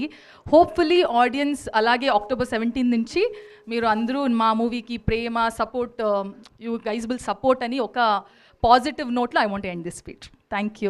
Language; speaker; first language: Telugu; non-native, learner; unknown